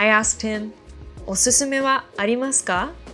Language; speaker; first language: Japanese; non-native, fluent; English